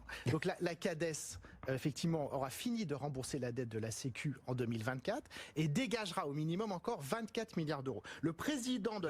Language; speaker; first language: French; native; French